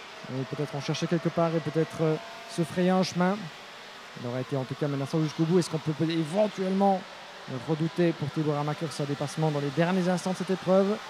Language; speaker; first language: French; native; French